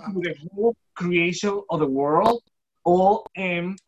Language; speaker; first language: English; non-native, fluent; Spanish